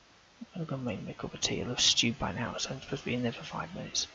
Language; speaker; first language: English; native; English